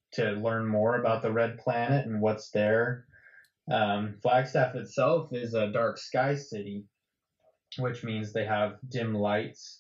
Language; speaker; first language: English; native; English